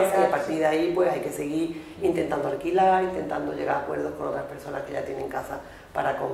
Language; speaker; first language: Spanish; native; Spanish